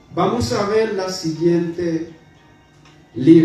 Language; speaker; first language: Spanish; non-native, fluent; Haitian Creole